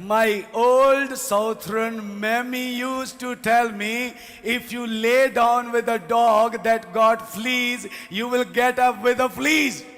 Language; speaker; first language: English; non-native, local second language; Punjabi